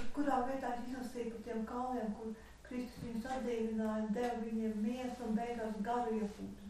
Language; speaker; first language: Latvian; non-native, local second language; Russian